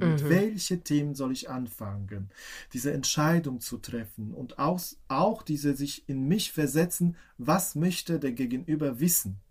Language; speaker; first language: German; non-native, fluent; Polish